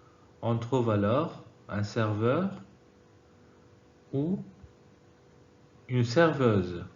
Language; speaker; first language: French; non-native, fluent; Arabic